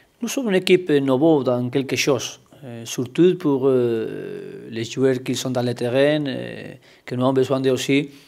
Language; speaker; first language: French; non-native, learner; Spanish